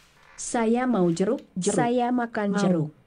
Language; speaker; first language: Indonesian; non-native, learner; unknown